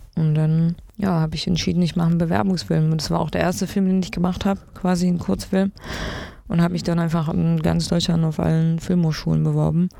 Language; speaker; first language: German; early bilingual, other home language; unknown